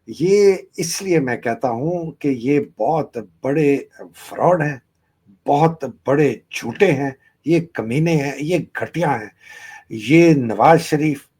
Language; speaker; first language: Urdu; native; Urdu